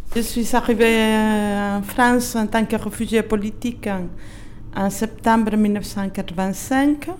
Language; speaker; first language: French; non-native, fluent; Spanish